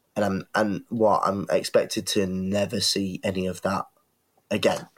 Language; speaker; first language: English; native; English